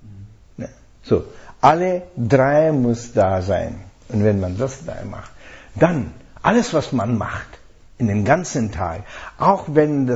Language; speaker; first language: German; non-native, fluent; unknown